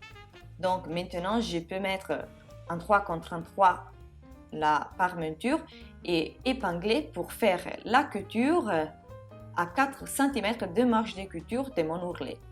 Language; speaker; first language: French; non-native, fluent; Italian